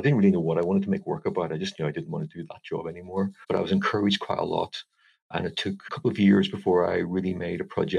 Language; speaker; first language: English; native; English